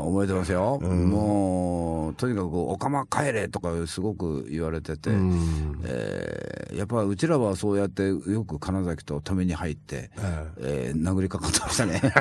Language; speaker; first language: Japanese; native; Japanese